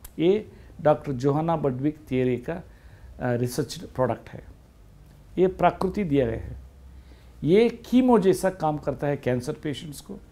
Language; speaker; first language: Hindi; non-native, local second language; Kannada